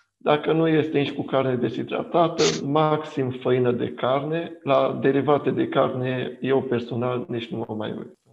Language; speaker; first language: Romanian; non-native, local second language; Hungarian